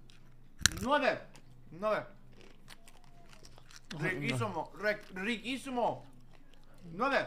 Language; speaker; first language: Spanish; early bilingual, heritage; Spanish